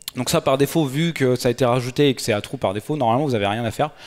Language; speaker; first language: French; native; French